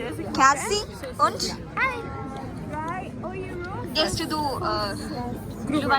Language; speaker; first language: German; non-native, learner; Malayalam